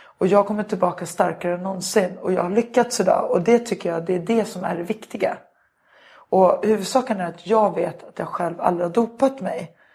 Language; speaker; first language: Swedish; native; Swedish